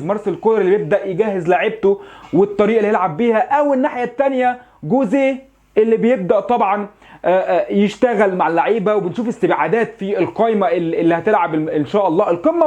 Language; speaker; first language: Arabic; native; Arabic